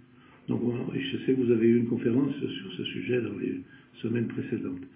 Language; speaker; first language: French; native; French